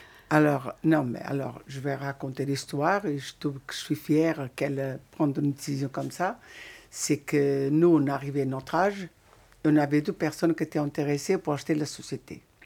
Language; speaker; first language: French; non-native, fluent; Portuguese